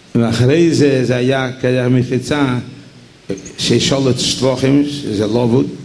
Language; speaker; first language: Hebrew; non-native, fluent; Yiddish